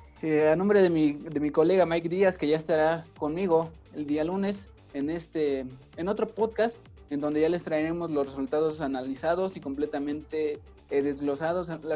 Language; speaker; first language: Spanish; native; Spanish